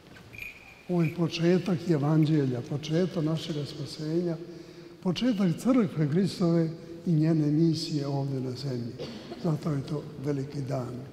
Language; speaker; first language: Serbian; native; Serbian